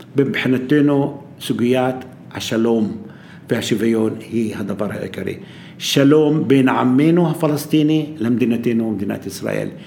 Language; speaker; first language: Hebrew; non-native, local second language; Arabic